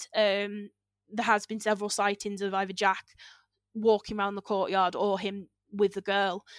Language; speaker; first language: English; native; English